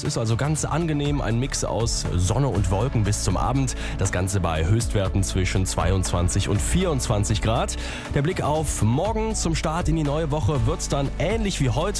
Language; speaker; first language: German; native; German